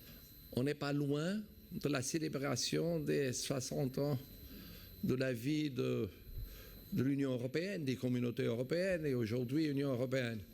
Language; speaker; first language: French; non-native, fluent; Portuguese